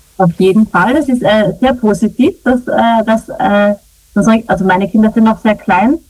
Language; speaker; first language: German; native; German